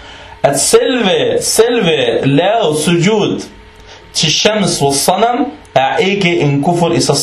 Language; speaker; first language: Danish; early bilingual, other home language; Arabic